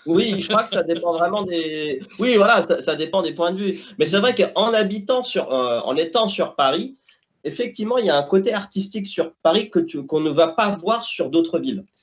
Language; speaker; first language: French; native; French